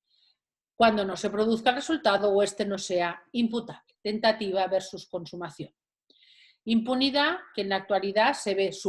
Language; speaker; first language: Spanish; native; Spanish